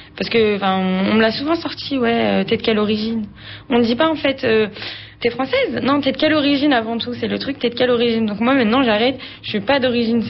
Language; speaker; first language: French; early bilingual, other home language; Arabic